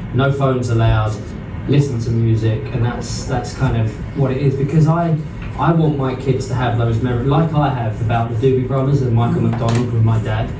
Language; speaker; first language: English; native; English